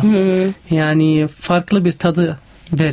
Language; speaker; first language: Turkish; non-native, learner; Arabic